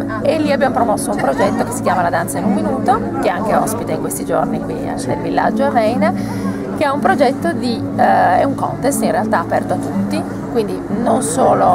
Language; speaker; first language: Italian; native; Italian